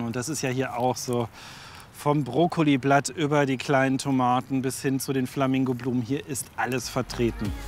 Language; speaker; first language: German; native; German